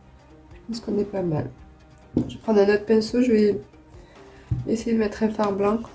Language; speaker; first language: French; native; French